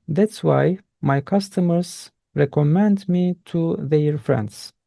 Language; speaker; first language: English; non-native, fluent; Turkish